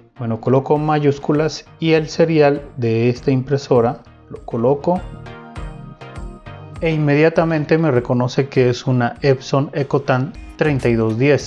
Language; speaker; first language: Spanish; native; Spanish